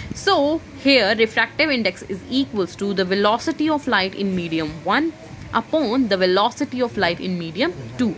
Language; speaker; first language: English; non-native, local second language; Hindi